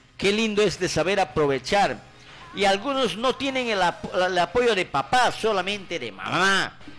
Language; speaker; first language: Spanish; native; Spanish